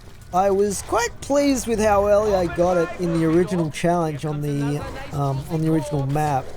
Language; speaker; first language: English; native; English